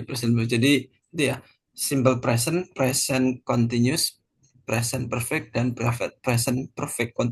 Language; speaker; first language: English; non-native, fluent; Indonesian